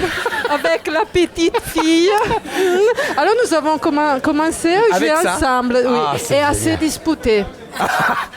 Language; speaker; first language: French; non-native, learner; Italian